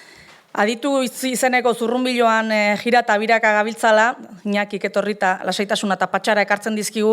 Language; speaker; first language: Basque; native; Basque